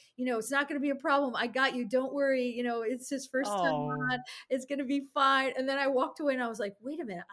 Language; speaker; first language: English; native; English